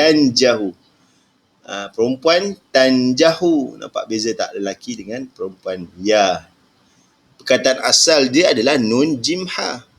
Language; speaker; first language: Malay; native; Malay